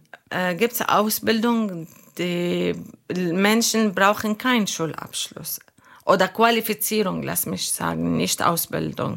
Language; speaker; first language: German; non-native, learner; Arabic